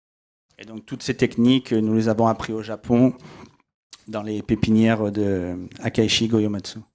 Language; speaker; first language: French; native; French